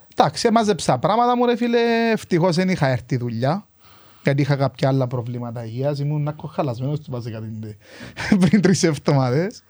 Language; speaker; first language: Greek; native; Greek